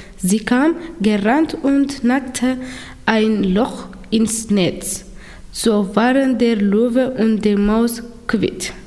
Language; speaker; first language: German; non-native, learner; Tigrinya